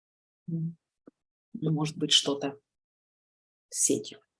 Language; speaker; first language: Russian; native; Russian